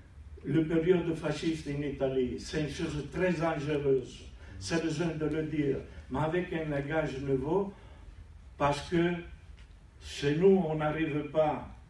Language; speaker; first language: French; non-native, fluent; Italian